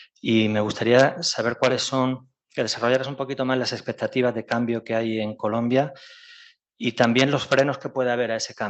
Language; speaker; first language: Spanish; native; Spanish